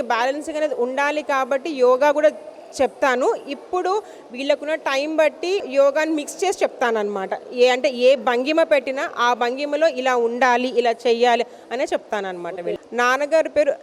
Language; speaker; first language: Telugu; native; Telugu